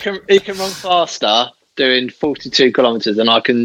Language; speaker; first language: English; native; English